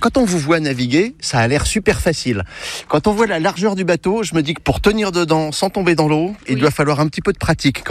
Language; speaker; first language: French; native; French